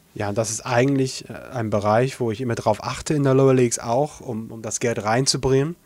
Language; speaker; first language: German; non-native, fluent; English